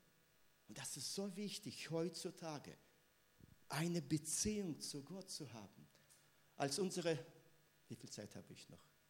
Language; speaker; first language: German; non-native, fluent; Russian